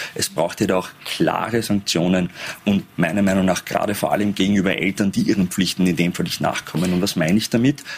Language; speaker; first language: German; early bilingual, other home language; Persian